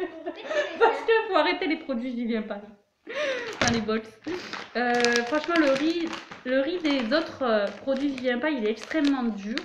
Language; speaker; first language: French; native; French